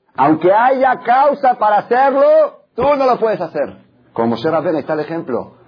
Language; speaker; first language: Spanish; non-native, fluent; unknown